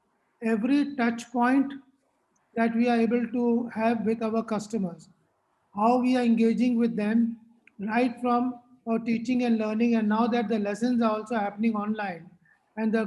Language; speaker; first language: English; non-native, local second language; Hindi